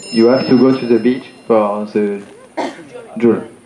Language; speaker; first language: English; non-native, learner; French